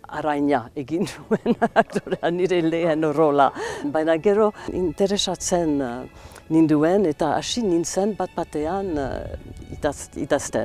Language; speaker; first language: Basque; non-native, local second language; English